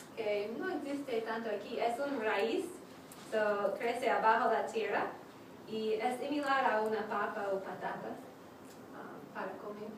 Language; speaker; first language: Spanish; non-native, fluent; English